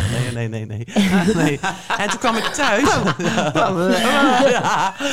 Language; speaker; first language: Dutch; native; Dutch